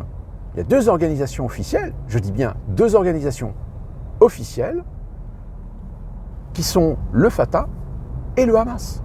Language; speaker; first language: French; native; French